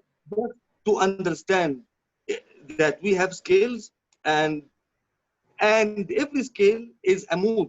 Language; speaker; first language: English; non-native, learner; Arabic